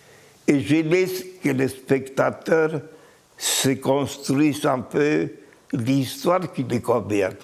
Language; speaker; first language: French; non-native, fluent; Spanish